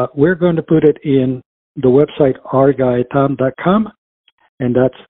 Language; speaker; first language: English; early bilingual, other home language; Spanish